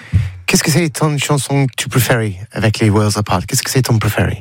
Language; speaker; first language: French; non-native, learner; English